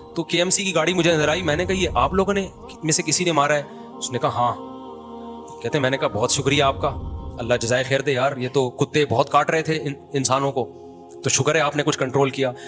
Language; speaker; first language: Urdu; native; Urdu